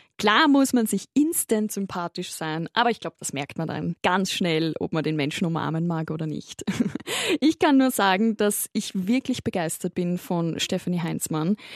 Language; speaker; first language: German; native; German